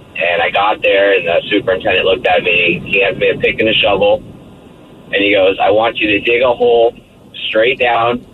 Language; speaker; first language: English; native; English